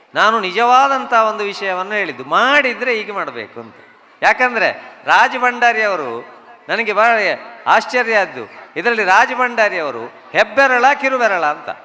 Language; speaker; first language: Kannada; non-native, local second language; Tulu